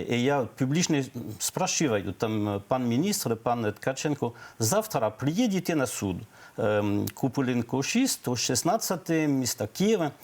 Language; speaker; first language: Ukrainian; non-native, learner; French